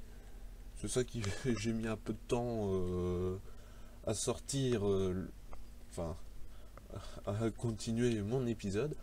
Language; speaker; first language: French; native; French